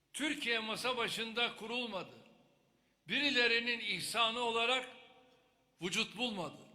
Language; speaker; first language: Turkish; native; Turkish